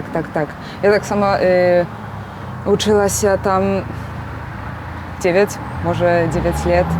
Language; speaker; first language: Belarusian; non-native, local second language; Polish